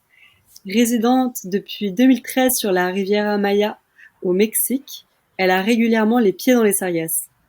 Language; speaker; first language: French; native; French